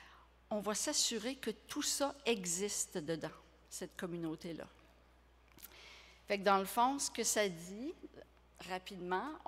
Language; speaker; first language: French; native; French